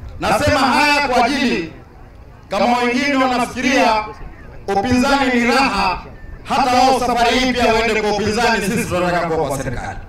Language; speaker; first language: Swahili; native; Swahili